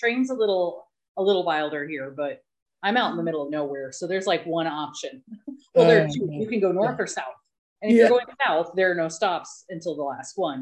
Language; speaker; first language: English; native; English